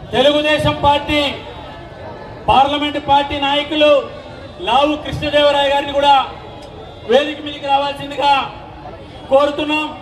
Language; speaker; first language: Telugu; native; Telugu